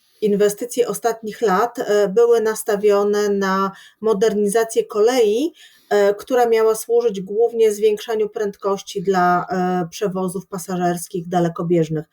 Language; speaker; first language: Polish; native; Polish